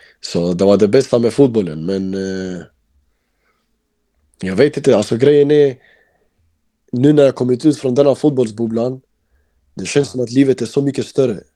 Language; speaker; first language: Swedish; early bilingual, other home language; Albanian